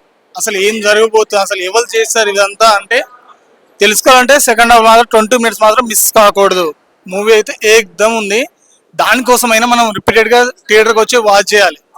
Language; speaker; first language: Telugu; native; Telugu